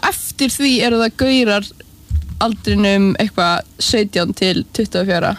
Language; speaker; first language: Icelandic; native; Icelandic